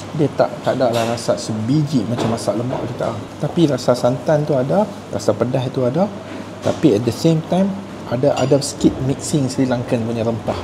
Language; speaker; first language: Malay; native; Malay